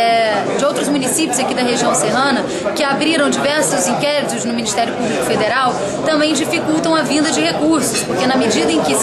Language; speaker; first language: Portuguese; native; Portuguese